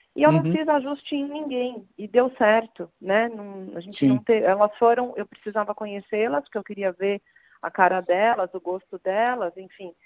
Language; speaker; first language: Portuguese; native; Portuguese